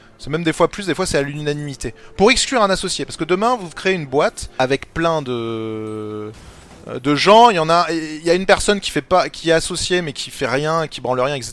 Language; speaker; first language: French; native; French